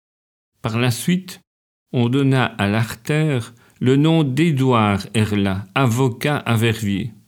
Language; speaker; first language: French; native; French